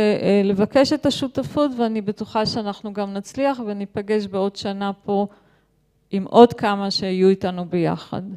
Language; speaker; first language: Hebrew; native; Hebrew